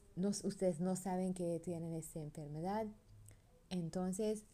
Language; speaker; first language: Spanish; non-native, learner; Hungarian